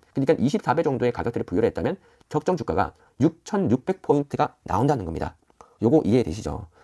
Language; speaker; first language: Korean; native; Korean